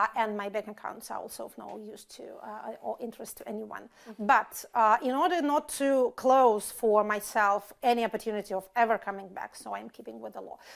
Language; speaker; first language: English; non-native, fluent; Russian